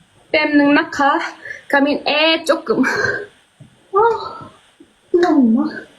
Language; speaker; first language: Thai; non-native, learner; Korean